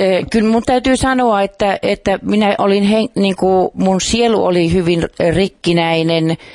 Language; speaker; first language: Finnish; non-native, fluent; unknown